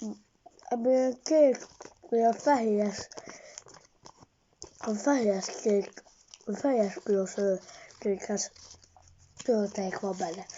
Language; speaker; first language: Hungarian; early bilingual, heritage; Hungarian